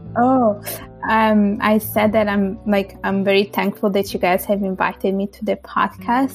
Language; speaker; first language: English; non-native, fluent; Bangla